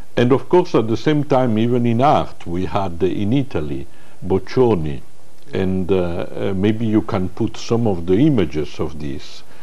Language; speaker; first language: English; non-native, fluent; Italian